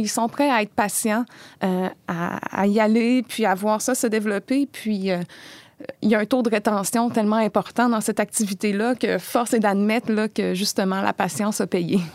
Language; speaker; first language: French; native; French